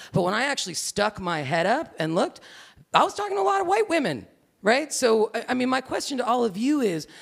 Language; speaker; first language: English; native; English